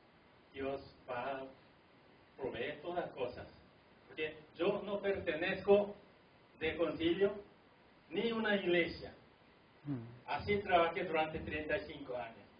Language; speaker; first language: Spanish; non-native, fluent; Korean